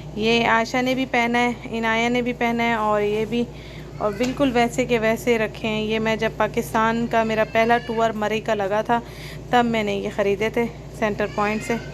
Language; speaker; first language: Urdu; native; Urdu